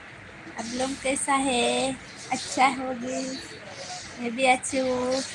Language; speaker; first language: Hindi; non-native, local second language; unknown